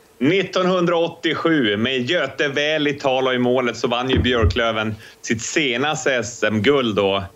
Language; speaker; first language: Swedish; native; Swedish